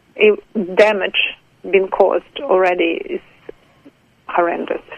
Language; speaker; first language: English; non-native, fluent; Ukrainian